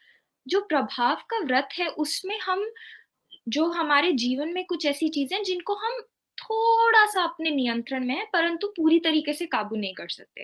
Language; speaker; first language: Hindi; native; Hindi